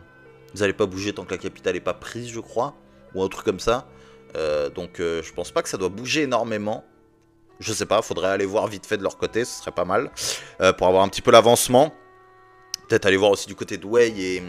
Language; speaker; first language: French; native; French